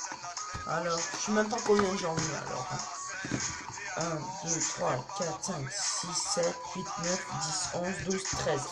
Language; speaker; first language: French; native; French